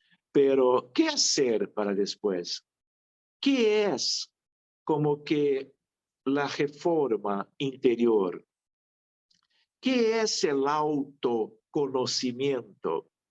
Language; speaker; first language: Spanish; non-native, fluent; Portuguese